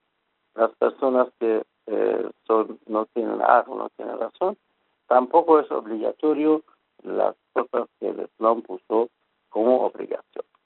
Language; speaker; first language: Spanish; non-native, fluent; Persian